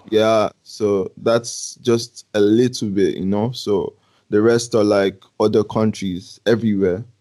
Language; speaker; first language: English; non-native, local second language; Yoruba